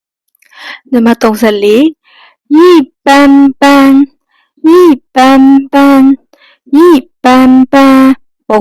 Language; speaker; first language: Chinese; non-native, fluent; Burmese